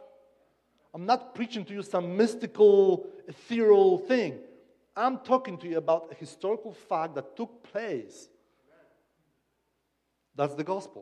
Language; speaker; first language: English; non-native, fluent; Polish